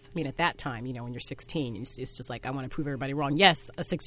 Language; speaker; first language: English; native; English